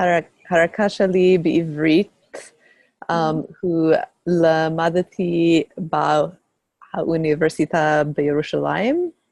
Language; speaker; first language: Hebrew; non-native, learner; English